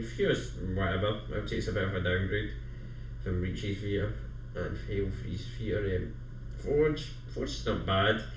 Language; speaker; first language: English; native; English